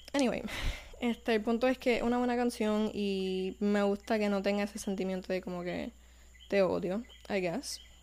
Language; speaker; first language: Spanish; early bilingual, heritage; Spanish